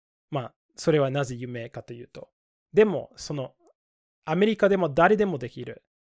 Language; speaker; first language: Japanese; non-native, fluent; English